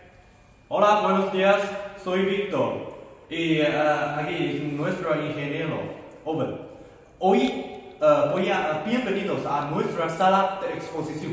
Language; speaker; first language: Spanish; non-native, learner; Chinese